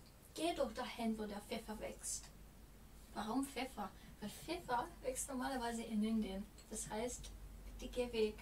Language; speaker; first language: German; non-native, fluent; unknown